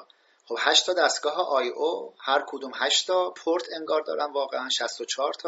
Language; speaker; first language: Persian; native; Persian